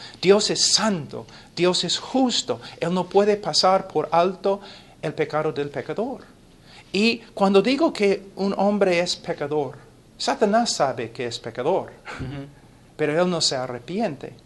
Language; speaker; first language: Spanish; non-native, fluent; English